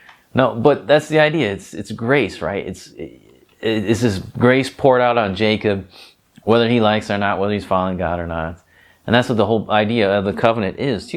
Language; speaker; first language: English; native; English